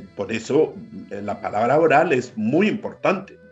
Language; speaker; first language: Spanish; non-native, fluent; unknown